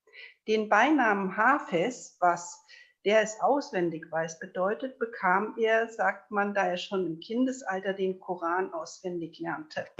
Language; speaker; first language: German; native; German